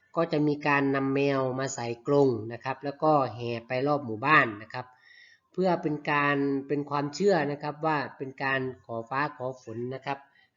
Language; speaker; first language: Thai; native; Thai